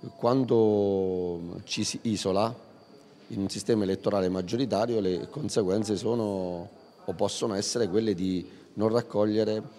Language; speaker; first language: Italian; native; Italian